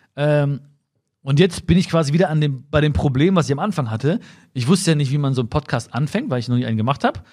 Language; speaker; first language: German; native; German